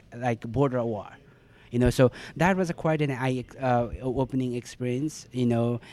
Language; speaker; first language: English; non-native, local second language; Nepali